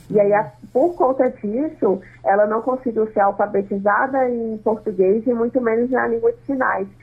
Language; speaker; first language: Portuguese; non-native, local second language; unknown